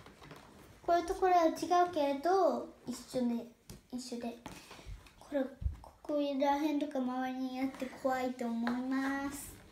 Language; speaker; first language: Japanese; early bilingual, heritage; Japanese